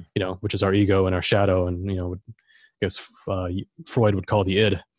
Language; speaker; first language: English; non-native, fluent; German